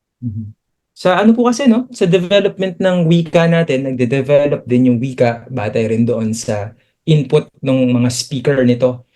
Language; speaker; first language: Filipino; native; Filipino